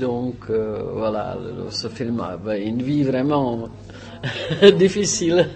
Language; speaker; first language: French; non-native, fluent; Czech